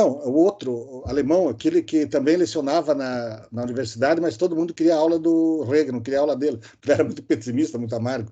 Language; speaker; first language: Portuguese; native; Portuguese